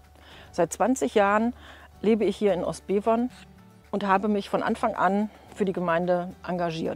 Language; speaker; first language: German; native; German